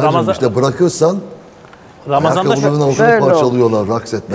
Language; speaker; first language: Turkish; native; Turkish